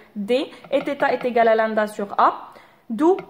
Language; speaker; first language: French; non-native, local second language; Arabic